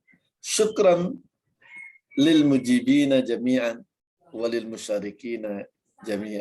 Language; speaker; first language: Arabic; non-native, fluent; Indonesian